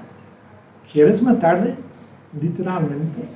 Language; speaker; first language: Spanish; non-native, fluent; English